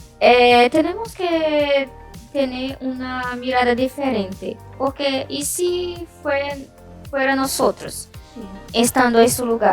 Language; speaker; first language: Spanish; non-native, learner; Portuguese